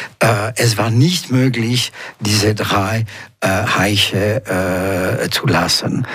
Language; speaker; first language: German; non-native, local second language; French